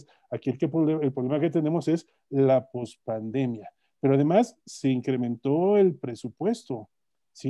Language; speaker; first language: Spanish; native; Spanish